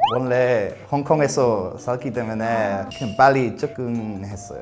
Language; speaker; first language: Korean; non-native, learner; English